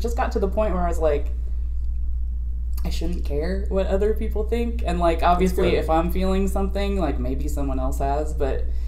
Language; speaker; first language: English; native; English